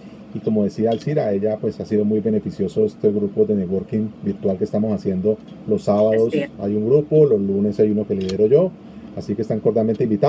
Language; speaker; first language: Spanish; native; Spanish